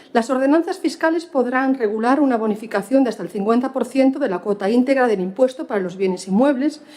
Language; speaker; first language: Spanish; non-native, local second language; Galician